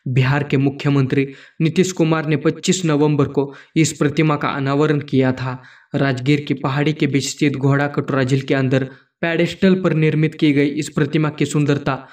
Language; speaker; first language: Hindi; non-native, local second language; Marathi